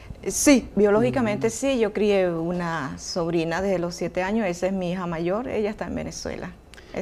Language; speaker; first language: Spanish; native; Spanish